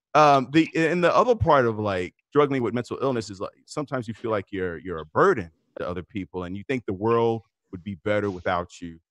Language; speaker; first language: English; native; English